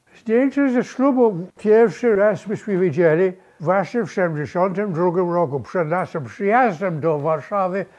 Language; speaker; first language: Polish; early bilingual, other home language; English